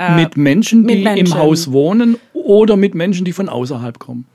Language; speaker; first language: German; native; German